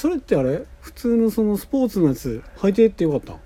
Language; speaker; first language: Japanese; native; Japanese